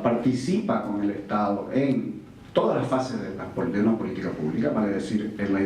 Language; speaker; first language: Spanish; native; Spanish